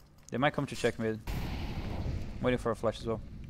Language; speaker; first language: English; non-native, fluent; Portuguese